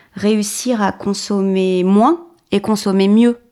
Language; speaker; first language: French; native; French